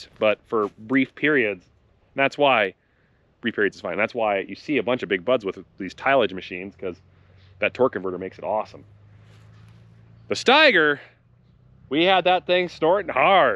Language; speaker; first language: English; native; English